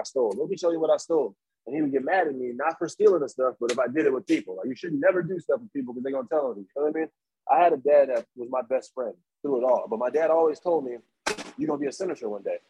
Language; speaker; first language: English; native; English